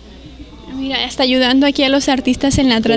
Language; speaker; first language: Spanish; native; Spanish